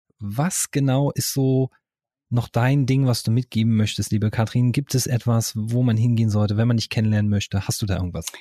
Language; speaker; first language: German; native; German